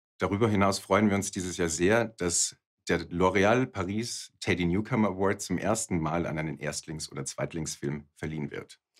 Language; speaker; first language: German; native; German